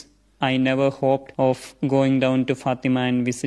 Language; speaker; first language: English; non-native, local second language; Malayalam